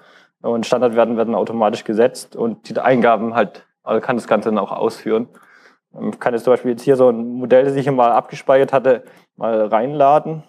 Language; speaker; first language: German; native; German